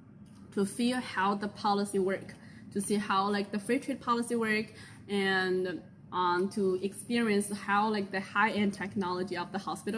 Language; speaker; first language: English; non-native, fluent; Chinese